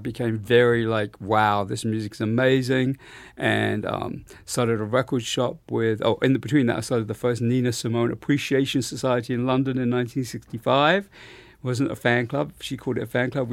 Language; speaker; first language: English; native; English